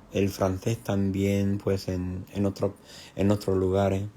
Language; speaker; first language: Spanish; non-native, fluent; English